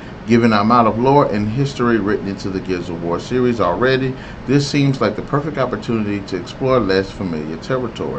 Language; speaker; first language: English; native; English